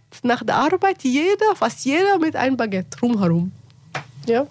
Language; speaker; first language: German; non-native, learner; Arabic